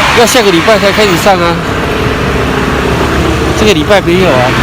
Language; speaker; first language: Chinese; native; Chinese